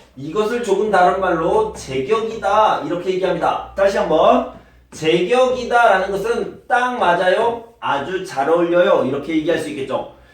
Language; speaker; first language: Korean; native; Korean